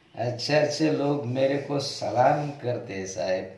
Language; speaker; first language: Hindi; non-native, local second language; Marathi